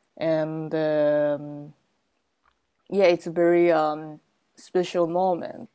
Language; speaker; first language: English; non-native, learner; Japanese